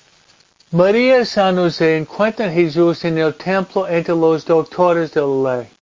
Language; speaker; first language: Spanish; non-native, fluent; English